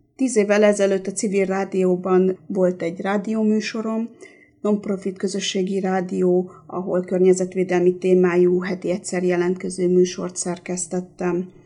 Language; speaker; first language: Hungarian; native; Hungarian